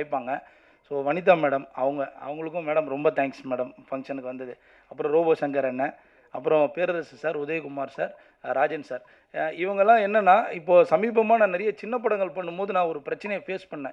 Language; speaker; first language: Tamil; native; Tamil